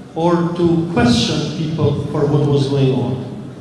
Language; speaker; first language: English; non-native, fluent; Albanian